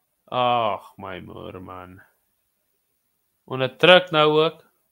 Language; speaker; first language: English; non-native, local second language; Afrikaans